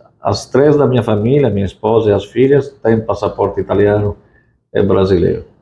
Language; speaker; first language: Portuguese; non-native, fluent; Italian